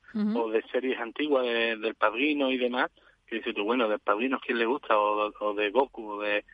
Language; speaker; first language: Spanish; native; Spanish